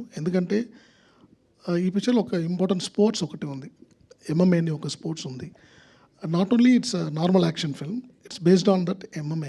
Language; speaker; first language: Telugu; non-native, fluent; Tamil